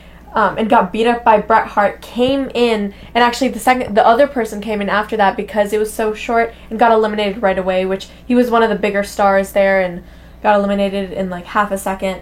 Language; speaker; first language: English; native; English